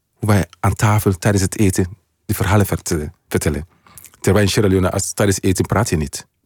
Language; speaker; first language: Dutch; non-native, fluent; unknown